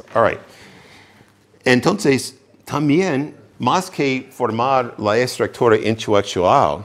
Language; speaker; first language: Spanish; non-native, fluent; English